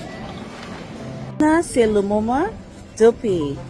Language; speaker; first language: French; non-native, learner; English